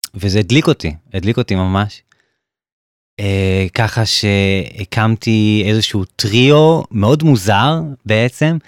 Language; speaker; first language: Hebrew; native; Hebrew